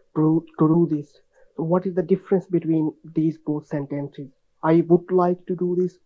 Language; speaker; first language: English; non-native, local second language; Urdu